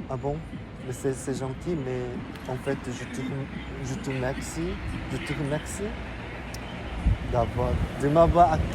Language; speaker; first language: French; non-native, fluent; Korean